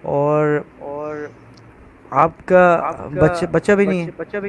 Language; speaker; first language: Hindi; non-native, fluent; Bangla